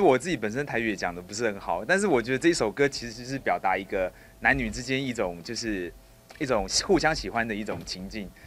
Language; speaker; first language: Chinese; native; Chinese